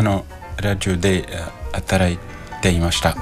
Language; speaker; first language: Japanese; non-native, fluent; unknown